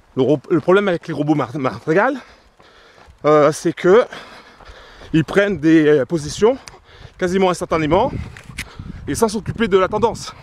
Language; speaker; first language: French; native; French